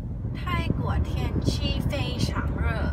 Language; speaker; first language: Chinese; non-native, learner; Thai